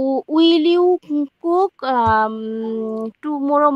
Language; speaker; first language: English; non-native, learner; Bangla